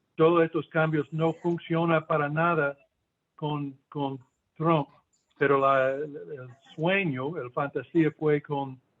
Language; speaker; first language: Spanish; non-native, fluent; English